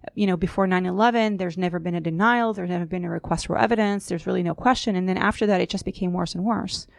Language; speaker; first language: English; non-native, fluent; Hebrew